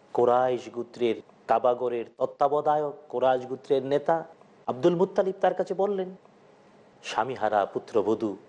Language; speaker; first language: Bangla; native; Bangla